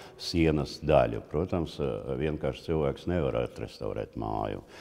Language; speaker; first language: Latvian; non-native, local second language; Russian